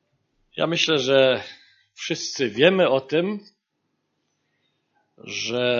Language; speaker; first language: Polish; native; Polish